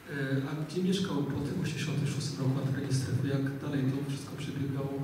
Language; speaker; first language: Polish; native; Polish